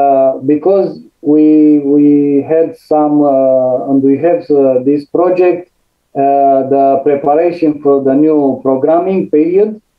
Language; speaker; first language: English; non-native, fluent; Romanian